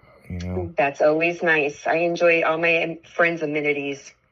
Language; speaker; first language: English; native; English